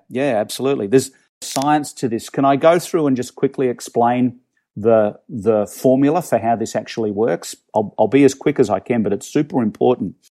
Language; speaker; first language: English; native; English